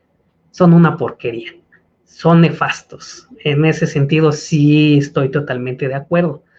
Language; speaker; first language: Spanish; native; Spanish